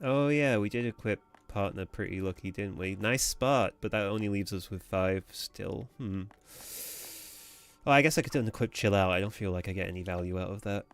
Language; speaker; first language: English; native; English